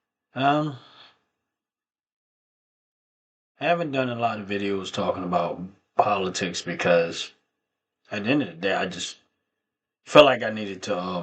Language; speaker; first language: English; native; English